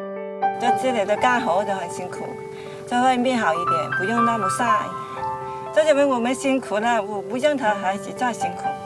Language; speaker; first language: Chinese; non-native, local second language; Cantonese